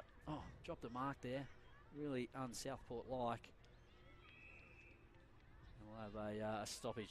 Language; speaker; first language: English; native; English